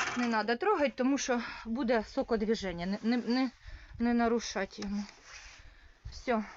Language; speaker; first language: Ukrainian; non-native, local second language; Russian